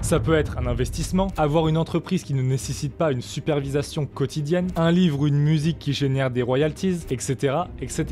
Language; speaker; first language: French; native; French